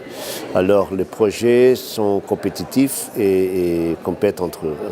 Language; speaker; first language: French; non-native, fluent; Portuguese